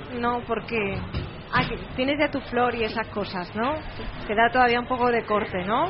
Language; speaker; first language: Spanish; native; Spanish